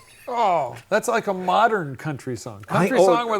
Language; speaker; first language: English; native; English